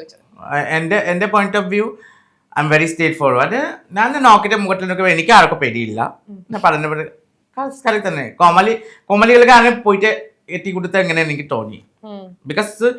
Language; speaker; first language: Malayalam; non-native, fluent; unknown